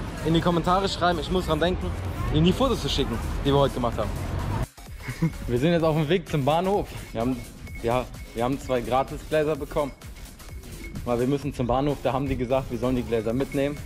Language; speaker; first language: German; native; German